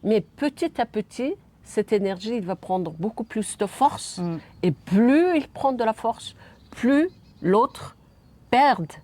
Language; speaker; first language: French; non-native, fluent; Mongolian